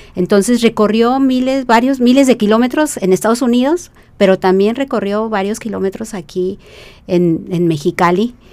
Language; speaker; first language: Spanish; native; Spanish